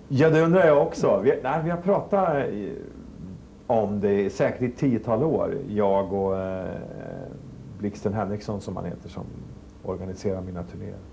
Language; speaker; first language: Swedish; native; Swedish